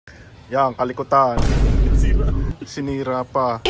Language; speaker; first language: Filipino; native; Filipino